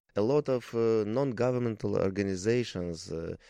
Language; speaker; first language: English; non-native, learner; Russian